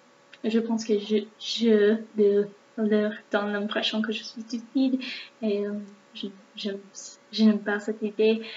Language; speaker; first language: French; non-native, learner; English